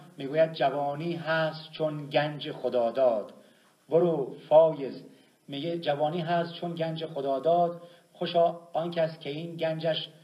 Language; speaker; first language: Persian; native; Persian